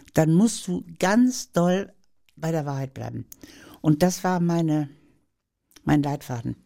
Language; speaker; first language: German; native; German